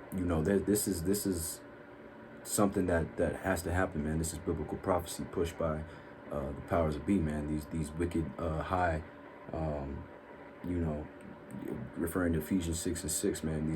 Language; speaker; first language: English; native; English